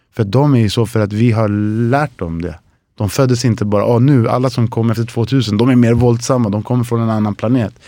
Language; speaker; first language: Swedish; early bilingual, other home language; Spanish